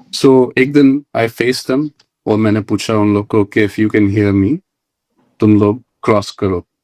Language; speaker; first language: Hindi; non-native, local second language; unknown